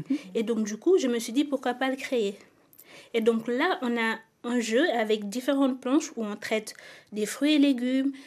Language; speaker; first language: French; non-native, local second language; Wolof